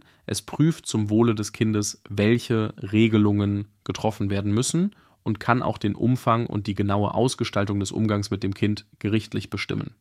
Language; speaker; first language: German; native; German